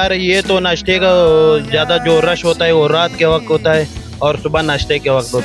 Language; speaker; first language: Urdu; non-native, local second language; Pashto